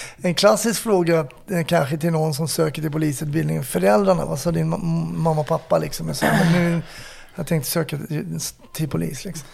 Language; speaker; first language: Swedish; native; Swedish